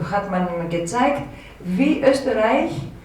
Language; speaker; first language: German; non-native, fluent; Greek